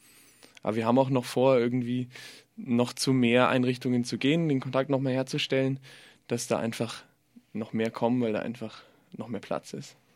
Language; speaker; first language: German; native; German